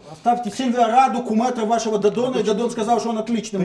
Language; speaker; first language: Russian; native; Russian